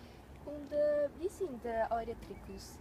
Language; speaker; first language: German; non-native, learner; Italian